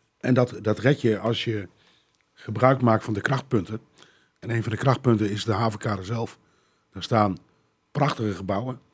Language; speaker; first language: Dutch; native; Dutch